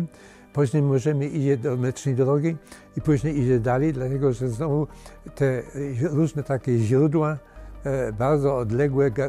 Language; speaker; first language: Polish; early bilingual, heritage; Polish